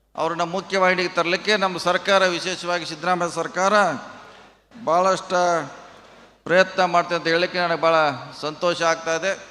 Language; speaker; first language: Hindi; non-native, local second language; Kannada